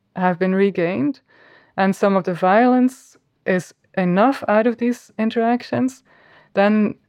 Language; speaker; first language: English; non-native, fluent; Dutch